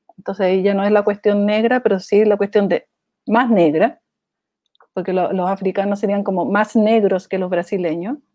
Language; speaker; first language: Spanish; native; Spanish